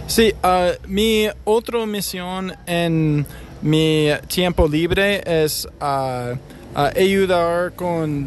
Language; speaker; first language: Spanish; non-native, learner; English